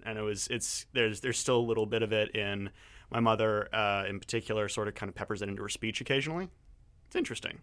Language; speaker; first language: English; native; English